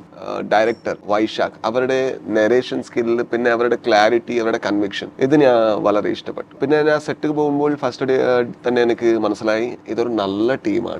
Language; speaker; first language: Malayalam; non-native, learner; Kannada